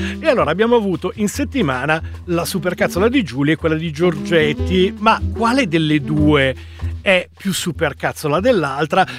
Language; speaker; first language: Italian; native; Italian